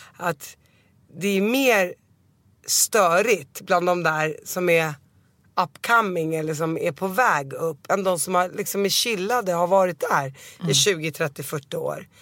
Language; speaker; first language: Swedish; early bilingual, other home language; Arabic